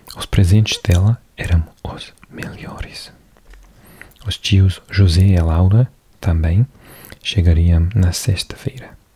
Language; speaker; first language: Portuguese; non-native, learner; English